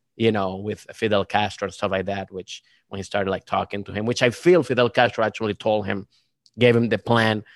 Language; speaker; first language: English; early bilingual, other home language; Spanish